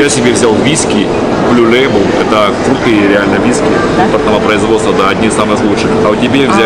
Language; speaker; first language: Russian; native; Russian